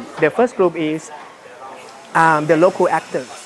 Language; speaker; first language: English; non-native, fluent; Thai